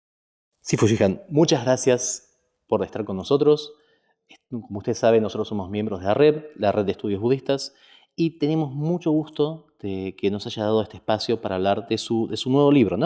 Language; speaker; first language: Spanish; native; Spanish